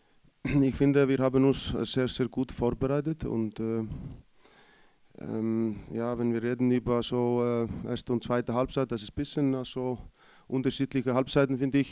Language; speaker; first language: German; non-native, fluent; Icelandic